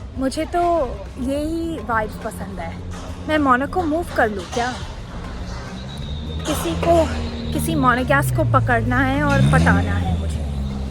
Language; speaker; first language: Hindi; non-native, local second language; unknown